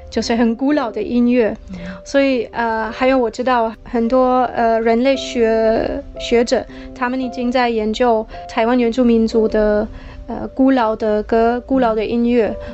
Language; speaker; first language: Chinese; non-native, fluent; German